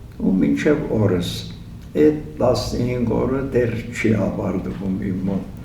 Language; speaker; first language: Armenian; early bilingual, heritage; Armenian